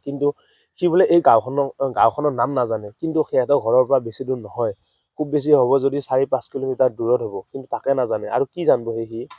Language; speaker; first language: Assamese; native; Assamese